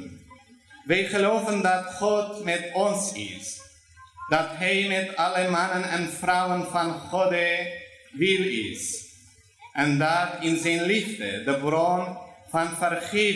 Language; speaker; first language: Dutch; non-native, fluent; Turoyo